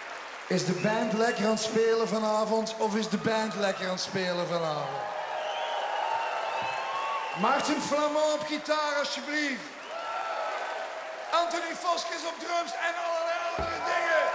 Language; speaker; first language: Dutch; native; Dutch